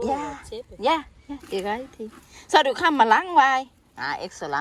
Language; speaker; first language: Danish; non-native, learner; Thai